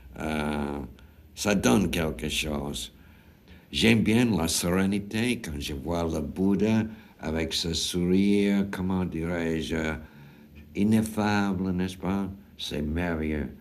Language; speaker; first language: French; non-native, fluent; English